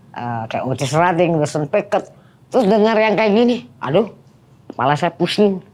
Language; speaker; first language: Indonesian; non-native, fluent; Dutch